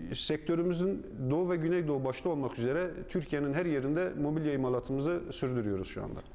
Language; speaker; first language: Turkish; native; Turkish